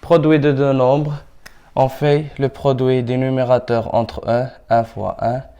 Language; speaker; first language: French; non-native, local second language; Arabic